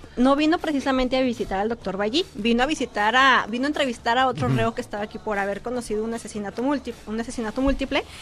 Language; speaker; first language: Spanish; native; Spanish